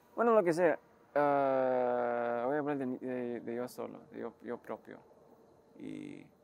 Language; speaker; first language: Spanish; non-native, learner; English